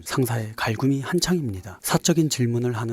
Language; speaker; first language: Korean; native; Korean